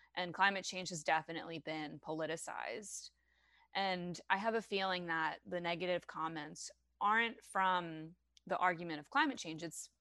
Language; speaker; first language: English; non-native, fluent; French